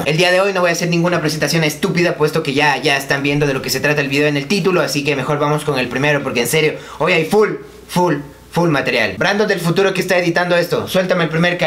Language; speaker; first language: Spanish; native; Spanish